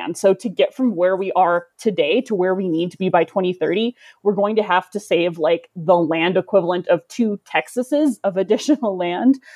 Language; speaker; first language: English; native; English